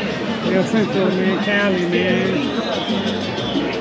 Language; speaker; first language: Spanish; non-native, learner; English